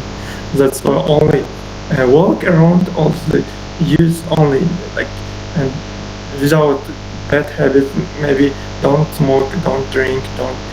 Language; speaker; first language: English; non-native, learner; Uzbek